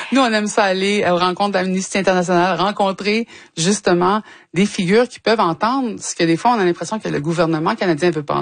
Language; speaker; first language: French; native; French